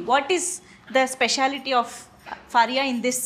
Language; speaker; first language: Telugu; native; Telugu